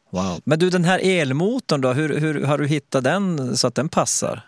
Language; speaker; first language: Swedish; native; Swedish